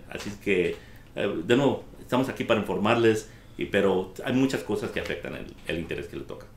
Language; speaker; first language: Spanish; early bilingual, heritage; Spanish